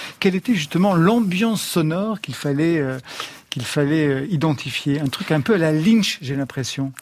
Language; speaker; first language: French; native; French